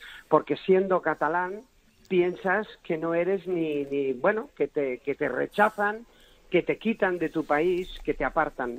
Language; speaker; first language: Spanish; native; Spanish